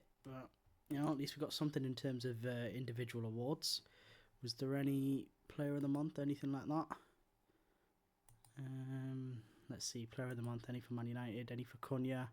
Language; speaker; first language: English; native; English